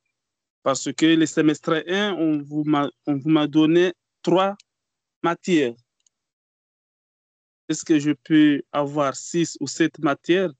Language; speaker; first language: French; non-native, learner; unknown